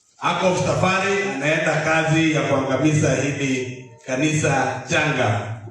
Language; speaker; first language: Swahili; non-native, local second language; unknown